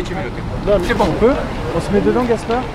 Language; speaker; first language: French; native; French